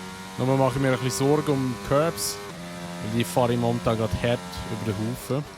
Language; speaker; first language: German; native; German